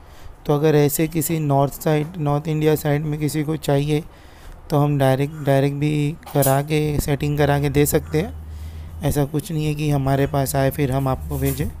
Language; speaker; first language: Hindi; native; Hindi